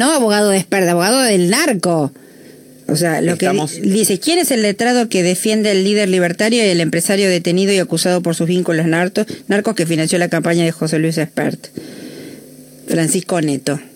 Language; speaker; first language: Spanish; native; Spanish